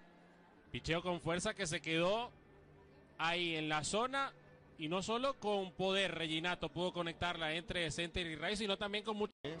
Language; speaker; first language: Spanish; native; Spanish